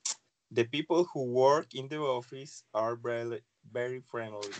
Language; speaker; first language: English; non-native, learner; Spanish